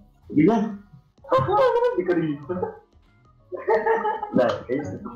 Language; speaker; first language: Russian; non-native, local second language; Yakut